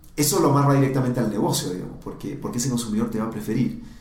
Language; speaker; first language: Spanish; native; Spanish